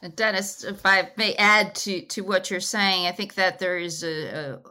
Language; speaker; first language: English; non-native, fluent; Portuguese